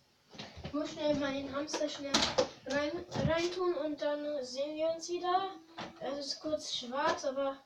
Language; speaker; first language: German; early bilingual, other home language; Hungarian